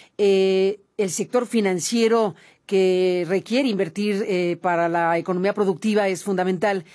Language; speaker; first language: Spanish; native; Spanish